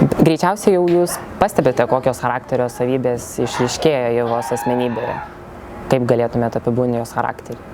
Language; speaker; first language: Lithuanian; native; Lithuanian